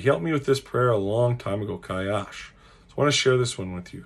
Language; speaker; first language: English; native; English